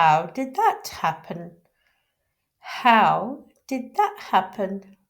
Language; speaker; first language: English; non-native, local second language; Urdu